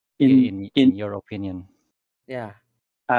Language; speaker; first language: English; non-native, fluent; Indonesian